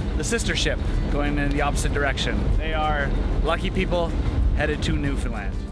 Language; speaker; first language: English; native; English